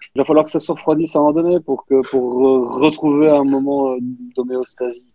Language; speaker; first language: French; native; French